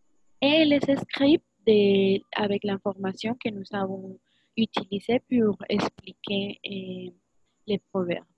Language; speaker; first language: French; non-native, learner; Spanish